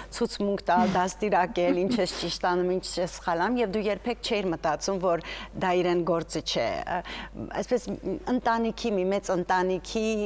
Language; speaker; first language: Armenian; native; Armenian